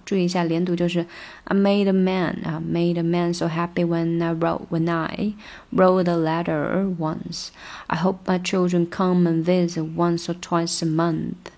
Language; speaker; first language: English; non-native, fluent; Chinese